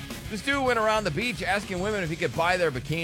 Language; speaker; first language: English; native; English